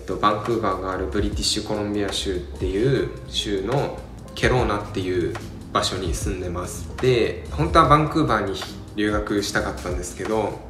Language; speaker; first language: Japanese; native; Japanese